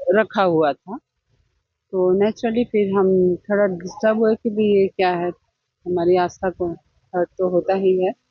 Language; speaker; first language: Hindi; non-native, local second language; Gujarati